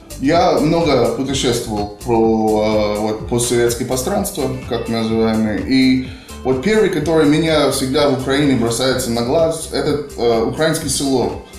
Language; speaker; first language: Russian; non-native, fluent; English